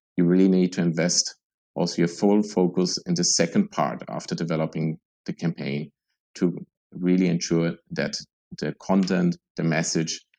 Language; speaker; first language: English; non-native, fluent; German